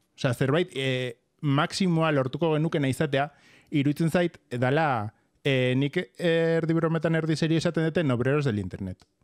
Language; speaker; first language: Basque; non-native, local second language; Spanish